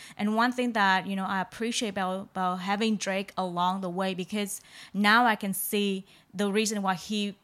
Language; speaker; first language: English; non-native, fluent; Vietnamese